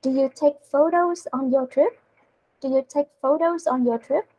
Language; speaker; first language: English; non-native, learner; Vietnamese